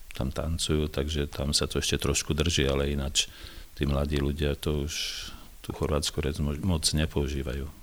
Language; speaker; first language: Slovak; non-native, local second language; Croatian